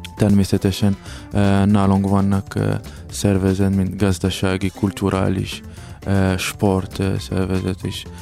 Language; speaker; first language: Hungarian; non-native, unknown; Arabic